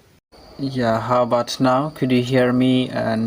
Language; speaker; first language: English; non-native, learner; Bangla